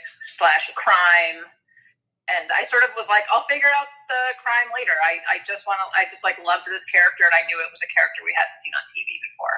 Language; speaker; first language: English; native; English